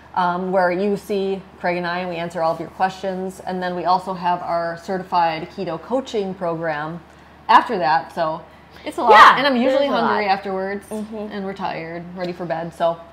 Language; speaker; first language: English; native; English